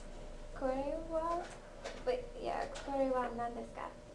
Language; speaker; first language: Japanese; non-native, learner; English